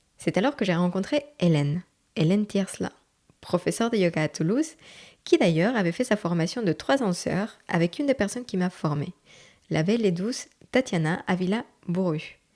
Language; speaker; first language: French; non-native, fluent; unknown